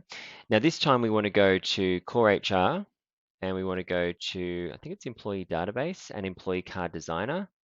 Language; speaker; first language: English; native; English